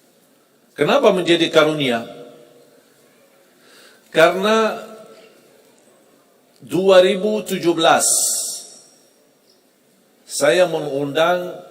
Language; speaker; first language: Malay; non-native, fluent; Arabic